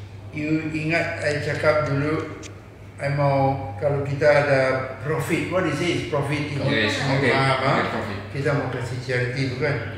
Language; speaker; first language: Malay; non-native, local second language; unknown